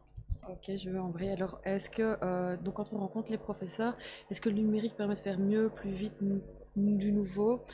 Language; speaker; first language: French; native; French